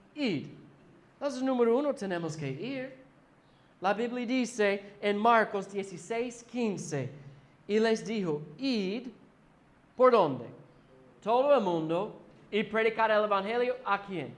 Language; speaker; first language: Spanish; non-native, fluent; English